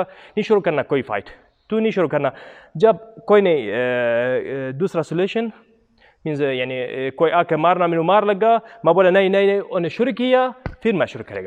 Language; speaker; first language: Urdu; non-native, learner; Arabic